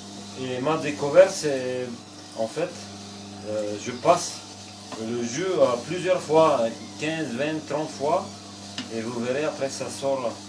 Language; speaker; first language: French; non-native, fluent; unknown